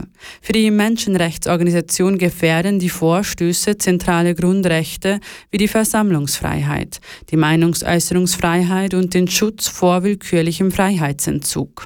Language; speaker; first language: German; native; German